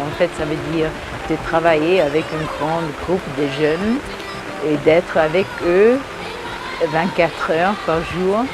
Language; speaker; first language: French; early bilingual, heritage; English